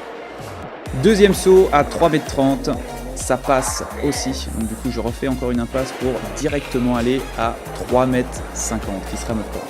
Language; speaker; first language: French; native; French